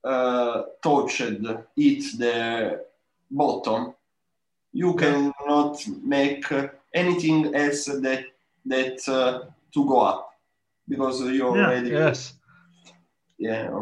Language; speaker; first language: English; non-native, learner; Italian